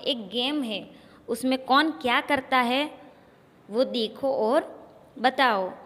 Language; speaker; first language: Hindi; non-native, local second language; Gujarati